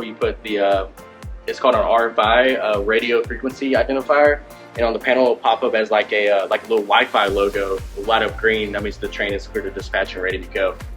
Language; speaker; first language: English; native; English